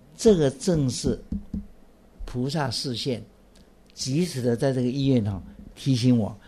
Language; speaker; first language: Chinese; native; Chinese